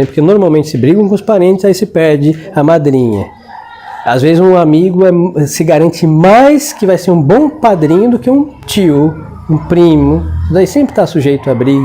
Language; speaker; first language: Portuguese; non-native, fluent; Spanish